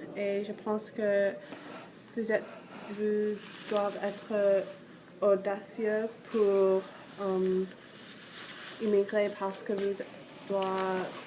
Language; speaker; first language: French; non-native, learner; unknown